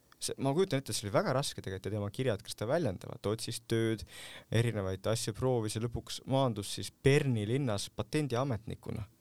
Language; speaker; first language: Estonian; native; Estonian